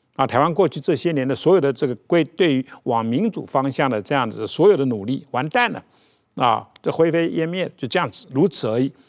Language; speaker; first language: Chinese; native; Chinese